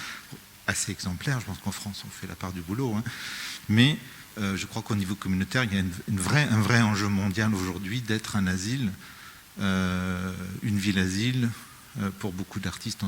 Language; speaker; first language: French; native; French